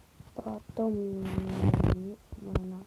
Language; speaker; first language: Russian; non-native, local second language; Kazakh